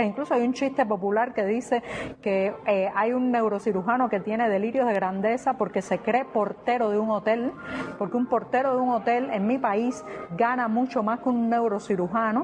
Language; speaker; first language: Spanish; native; Spanish